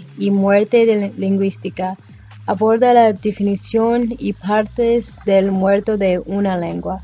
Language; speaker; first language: Spanish; non-native, learner; English